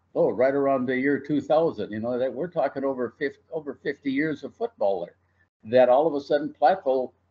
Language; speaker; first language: English; native; English